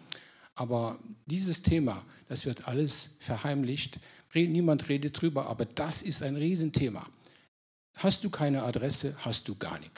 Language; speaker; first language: German; non-native, local second language; Luxembourgish